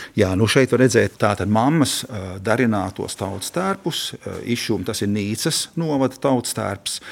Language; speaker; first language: Latvian; early bilingual, heritage; Latvian